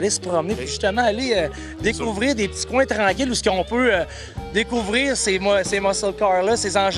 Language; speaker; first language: French; native; French